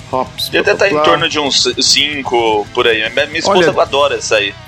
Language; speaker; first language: Portuguese; native; Portuguese